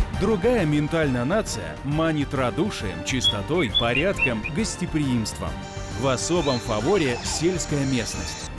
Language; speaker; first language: Russian; native; Russian